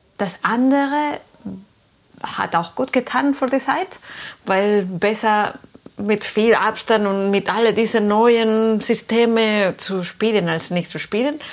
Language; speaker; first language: German; non-native, fluent; Spanish